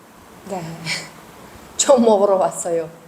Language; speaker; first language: Korean; non-native, learner; Uzbek